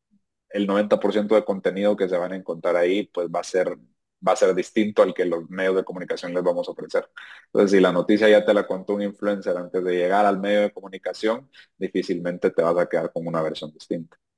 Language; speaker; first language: Spanish; native; Spanish